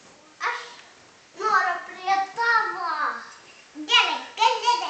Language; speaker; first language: Lithuanian; early bilingual, heritage; Lithuanian